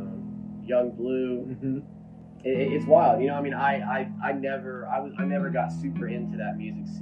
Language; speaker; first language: English; native; English